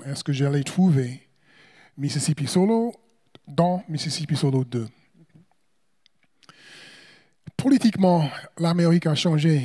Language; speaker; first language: French; non-native, fluent; English